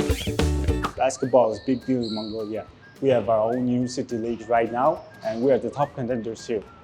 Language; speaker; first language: English; non-native, learner; Mongolian